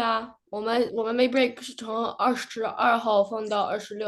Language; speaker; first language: Chinese; early bilingual, other home language; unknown